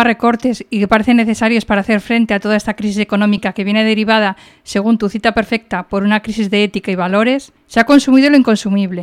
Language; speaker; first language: Spanish; native; Spanish